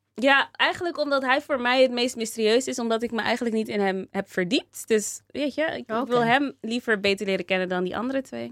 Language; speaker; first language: Dutch; native; Dutch